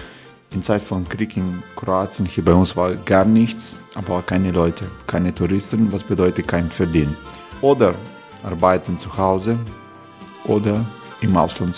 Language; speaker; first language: German; non-native, learner; Croatian